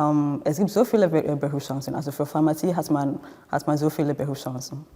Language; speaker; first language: German; non-native, fluent; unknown